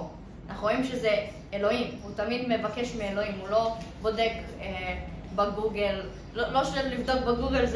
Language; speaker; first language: Hebrew; early bilingual, other home language; English